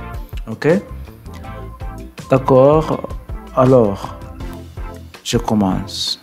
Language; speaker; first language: French; non-native, learner; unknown